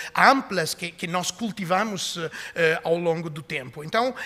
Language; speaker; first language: Portuguese; non-native, fluent; Italian